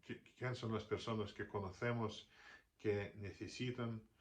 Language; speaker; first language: Spanish; non-native, fluent; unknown